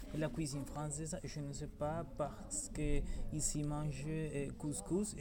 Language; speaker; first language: French; non-native, learner; Spanish